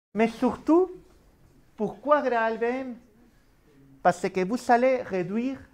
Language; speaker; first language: French; non-native, fluent; Spanish